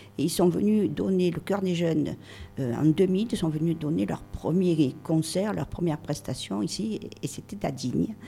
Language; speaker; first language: French; native; French